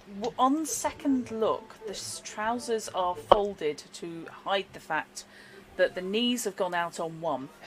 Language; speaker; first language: English; native; English